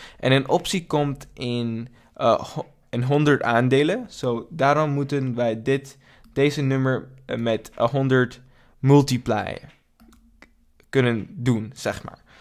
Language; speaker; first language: Dutch; non-native, learner; English